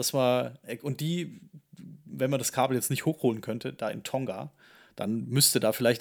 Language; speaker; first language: German; native; German